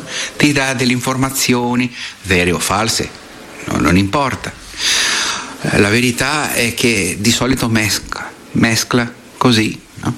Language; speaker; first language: Italian; non-native, fluent; Portuguese